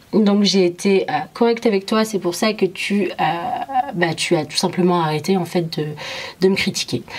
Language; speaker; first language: French; early bilingual, other home language; Arabic